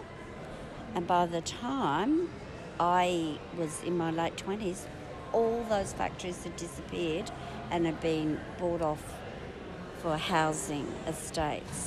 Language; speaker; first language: English; native; English